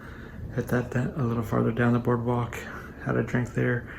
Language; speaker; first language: English; native; English